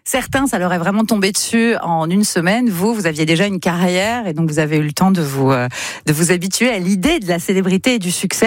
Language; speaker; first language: French; native; French